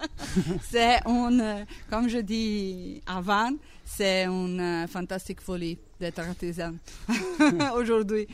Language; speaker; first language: French; non-native, learner; Italian